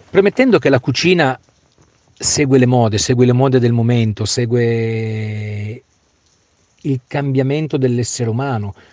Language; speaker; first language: Italian; native; Italian